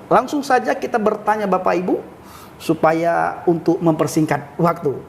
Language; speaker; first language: Malay; native; Malay